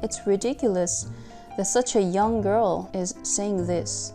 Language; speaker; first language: English; non-native, fluent; Korean